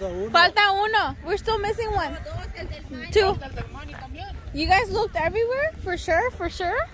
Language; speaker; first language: English; early bilingual, other home language; Spanish